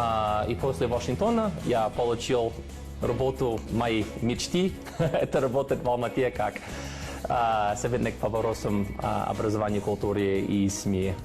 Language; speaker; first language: Russian; non-native, fluent; English